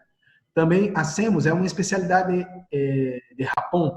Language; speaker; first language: Spanish; non-native, learner; Portuguese